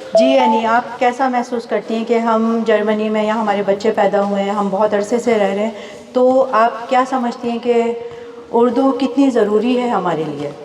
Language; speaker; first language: Urdu; native; Urdu